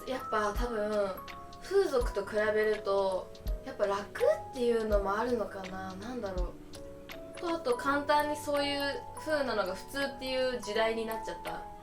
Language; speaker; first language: Japanese; native; Japanese